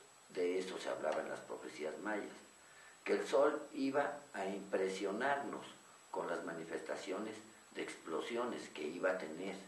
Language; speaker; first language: Spanish; native; Spanish